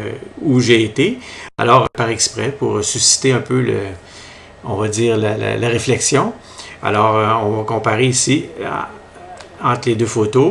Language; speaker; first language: French; native; French